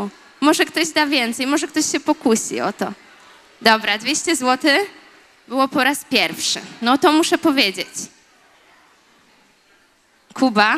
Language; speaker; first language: Polish; native; Polish